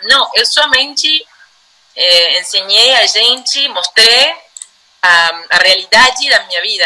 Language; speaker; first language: Portuguese; non-native, learner; Spanish